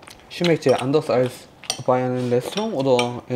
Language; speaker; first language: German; non-native, learner; Korean